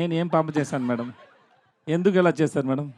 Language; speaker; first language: Telugu; non-native, learner; Tamil